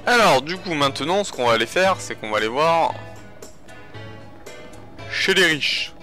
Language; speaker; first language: French; native; French